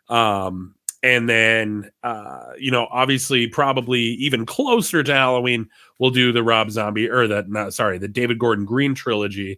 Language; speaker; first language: English; native; English